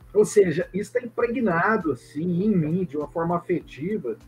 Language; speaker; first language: Portuguese; native; Portuguese